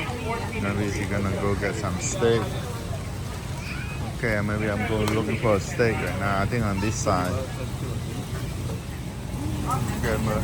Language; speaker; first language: English; non-native, learner; Khmer